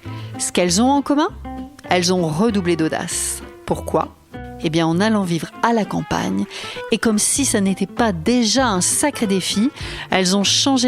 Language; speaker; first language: French; native; French